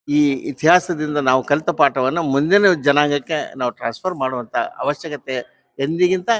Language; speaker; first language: Kannada; non-native, local second language; Marathi